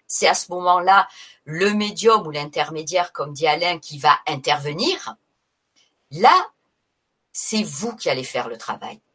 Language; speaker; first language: French; native; French